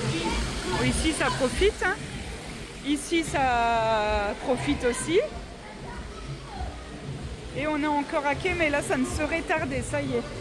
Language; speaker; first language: French; native; French